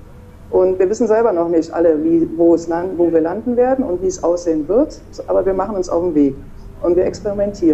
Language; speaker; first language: German; native; German